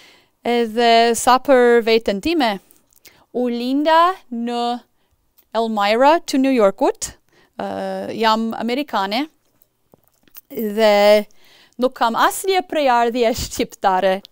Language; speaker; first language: Albanian; non-native, fluent; English